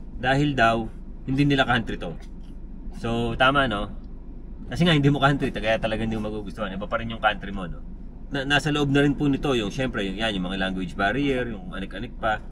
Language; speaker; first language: Filipino; native; Filipino